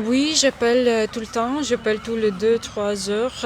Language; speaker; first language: French; non-native, learner; Ukrainian